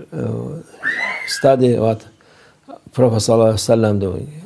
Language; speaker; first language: English; non-native, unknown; Turkish